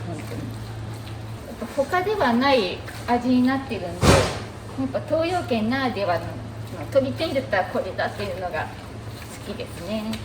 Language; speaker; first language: Japanese; native; Japanese